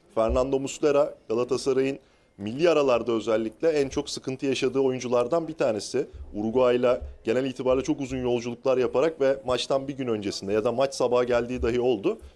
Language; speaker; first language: Turkish; native; Turkish